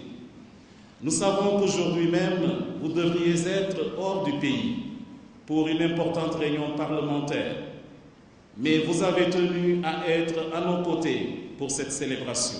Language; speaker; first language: French; non-native, local second language; Jola-Fonyi